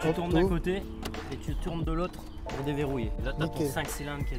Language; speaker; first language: French; native; French